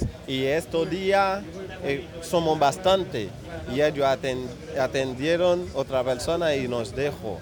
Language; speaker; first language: Spanish; non-native, learner; Haitian Creole